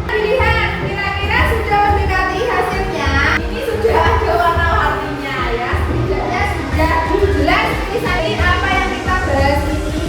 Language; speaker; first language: Indonesian; native; Indonesian